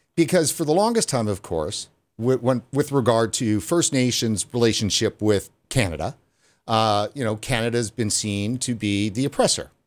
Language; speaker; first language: English; native; English